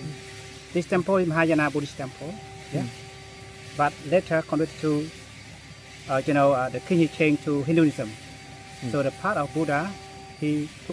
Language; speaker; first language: English; non-native, local second language; Khmer